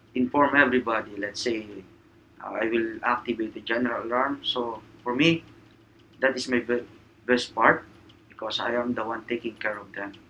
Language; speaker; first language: English; non-native, local second language; Filipino